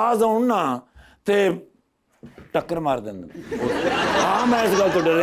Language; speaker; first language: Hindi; non-native, local second language; Punjabi